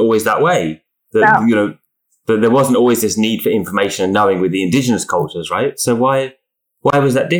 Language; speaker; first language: English; native; English